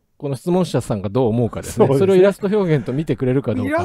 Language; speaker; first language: Japanese; native; Japanese